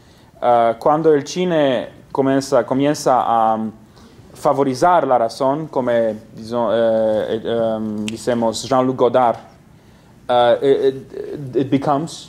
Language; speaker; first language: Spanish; non-native, fluent; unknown